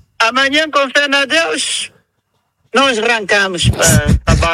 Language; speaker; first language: Portuguese; non-native, local second language; Kabuverdianu